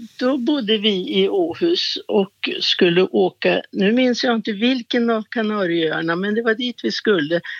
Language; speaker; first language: Swedish; native; Swedish